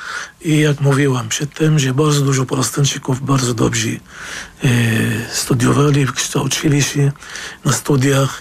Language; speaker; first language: Polish; non-native, fluent; Arabic